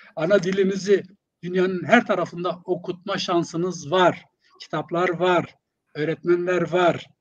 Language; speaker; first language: Turkish; non-native, local second language; Zaza